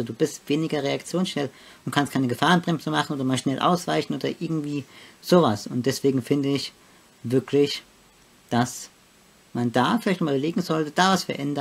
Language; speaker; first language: German; native; German